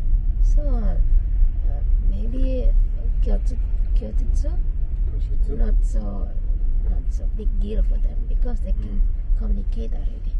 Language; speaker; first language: English; non-native, learner; Indonesian